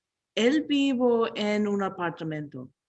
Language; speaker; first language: Spanish; non-native, learner; English